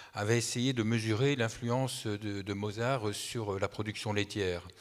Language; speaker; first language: French; native; French